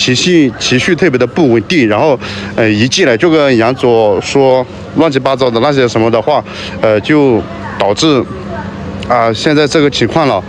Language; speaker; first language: Chinese; native; Chinese